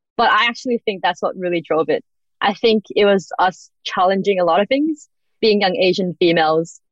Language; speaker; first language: English; native; English